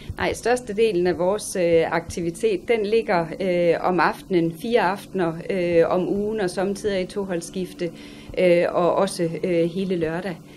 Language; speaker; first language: Danish; native; Danish